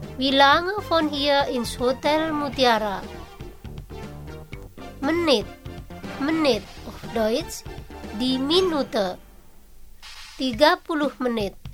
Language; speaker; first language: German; non-native, learner; Indonesian